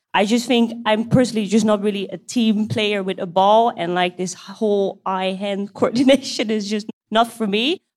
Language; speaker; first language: English; non-native, fluent; Dutch